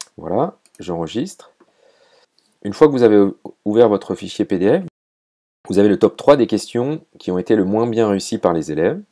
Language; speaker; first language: French; native; French